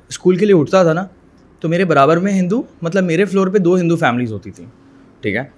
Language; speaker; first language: Urdu; native; Urdu